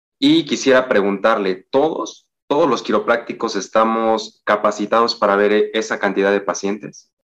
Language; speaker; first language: Spanish; native; Spanish